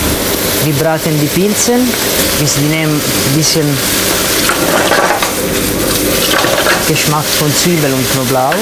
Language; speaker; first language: German; non-native, learner; Italian